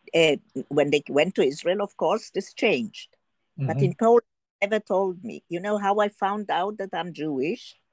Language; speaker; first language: English; early bilingual, heritage; Polish